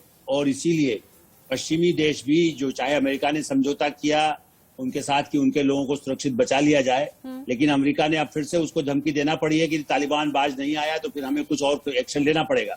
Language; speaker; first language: Hindi; native; Hindi